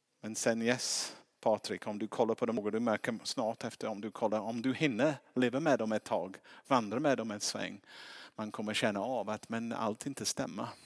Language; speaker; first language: Swedish; non-native, fluent; English